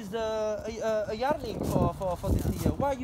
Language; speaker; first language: English; non-native, learner; French